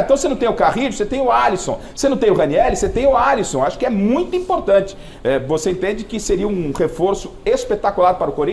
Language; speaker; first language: Portuguese; native; Portuguese